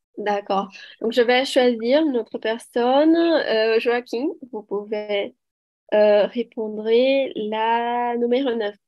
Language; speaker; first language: French; non-native, learner; Portuguese